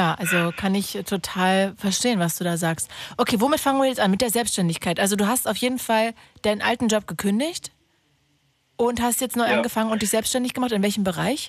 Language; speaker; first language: German; native; German